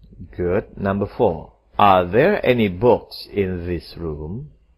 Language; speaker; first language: English; non-native, fluent; Indonesian